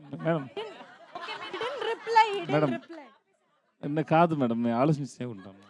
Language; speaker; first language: Telugu; non-native, learner; Tamil